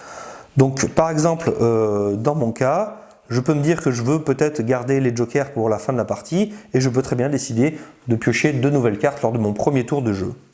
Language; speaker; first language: French; native; French